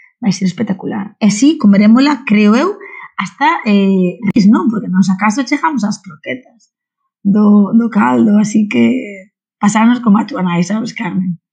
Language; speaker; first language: Galician; non-native, local second language; Spanish